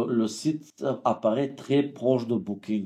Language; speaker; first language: French; non-native, fluent; Bulgarian